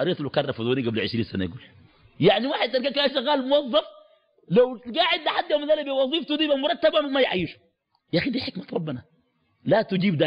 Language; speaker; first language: Arabic; native; Arabic